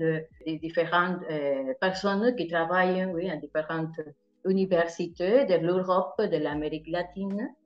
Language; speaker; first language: French; non-native, fluent; Spanish